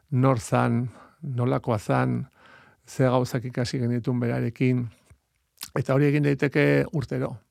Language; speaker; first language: Basque; native; Basque